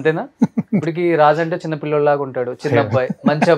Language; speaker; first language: Telugu; native; Telugu